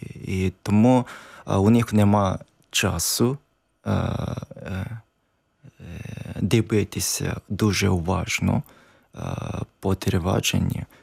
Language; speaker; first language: Ukrainian; non-native, learner; Japanese